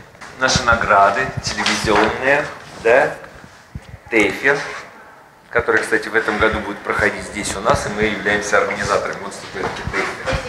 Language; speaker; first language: Russian; native; Russian